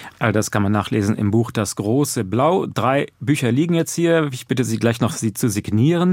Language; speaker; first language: German; native; German